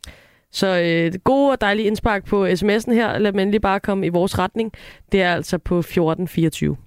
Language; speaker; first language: Danish; native; Danish